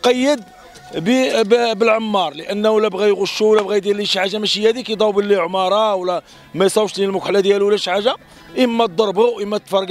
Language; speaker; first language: Arabic; native; Arabic